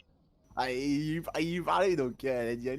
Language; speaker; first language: French; native; French